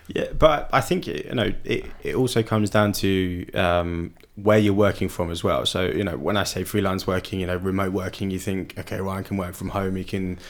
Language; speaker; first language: English; native; English